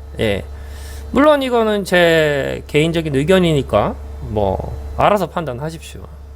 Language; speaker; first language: Korean; native; Korean